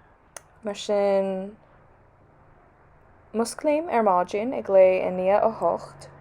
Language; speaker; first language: Irish; non-native, learner; English